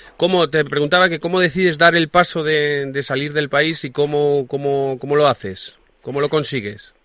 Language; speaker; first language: Spanish; native; Spanish